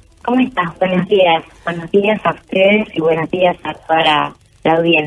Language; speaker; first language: Spanish; native; Spanish